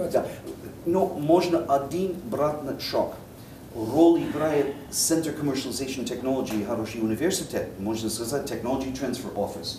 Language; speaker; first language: Russian; non-native, fluent; English